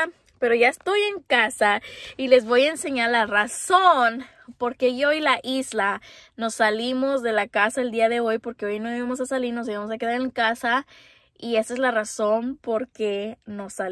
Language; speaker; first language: Spanish; early bilingual, heritage; Spanish